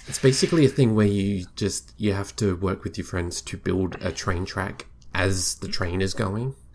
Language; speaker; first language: English; native; English